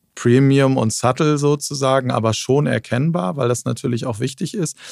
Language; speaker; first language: German; native; German